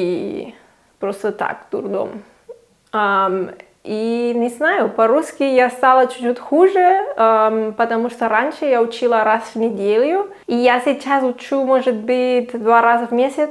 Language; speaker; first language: Russian; non-native, learner; Swiss German